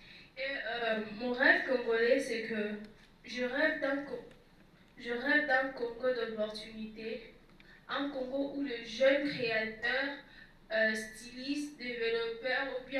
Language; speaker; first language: French; non-native, local second language; Lingala